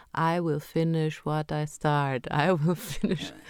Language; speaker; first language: German; early bilingual, other home language; Romanian